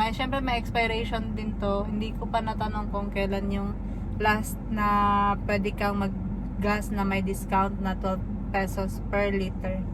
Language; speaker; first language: Filipino; non-native, local second language; Cebuano